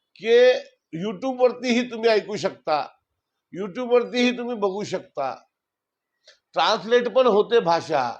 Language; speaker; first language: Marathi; native; Marathi